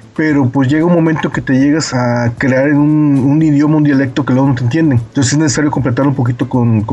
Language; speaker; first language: Spanish; native; Spanish